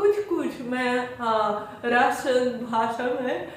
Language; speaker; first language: Hindi; non-native, learner; Russian